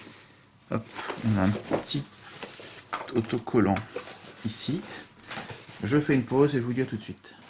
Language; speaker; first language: French; native; French